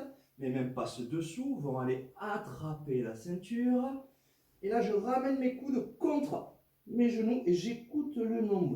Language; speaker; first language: French; native; French